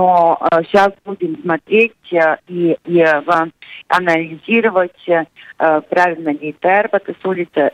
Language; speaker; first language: Russian; non-native, local second language; Latvian